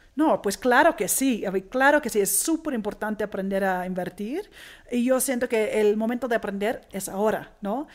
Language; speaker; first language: Spanish; non-native, fluent; English